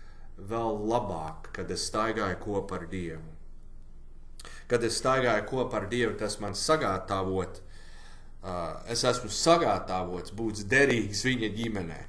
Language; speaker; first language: Latvian; non-native, learner; English